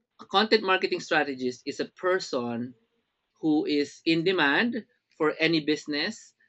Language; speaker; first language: English; non-native, local second language; Filipino